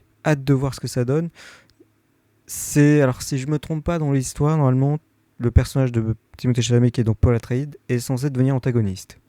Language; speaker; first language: French; native; French